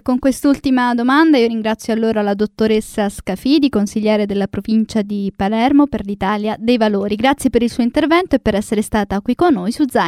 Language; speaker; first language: Italian; native; Italian